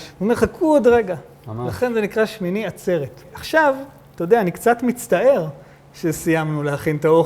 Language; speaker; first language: Hebrew; native; Hebrew